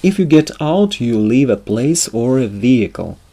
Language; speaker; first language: English; non-native, fluent; Russian